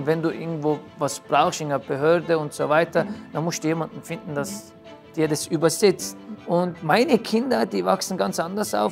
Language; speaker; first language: German; non-native, fluent; Turkish